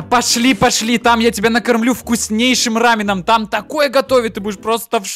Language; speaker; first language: Russian; native; Russian